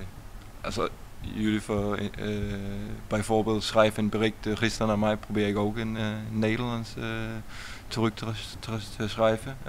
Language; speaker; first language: Dutch; non-native, learner; Danish